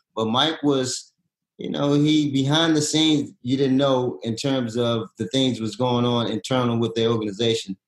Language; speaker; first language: English; native; English